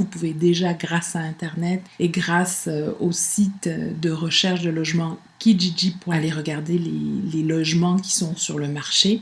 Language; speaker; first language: French; native; French